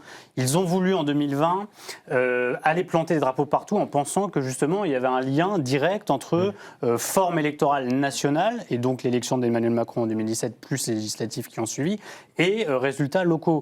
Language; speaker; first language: French; native; French